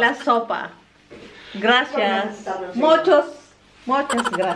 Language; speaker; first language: Spanish; non-native, learner; Filipino